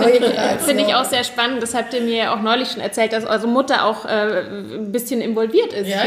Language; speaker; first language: German; native; German